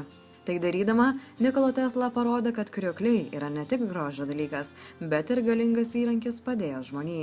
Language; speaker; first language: Lithuanian; native; Lithuanian